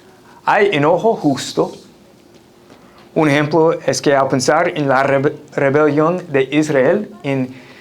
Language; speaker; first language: Spanish; non-native, fluent; English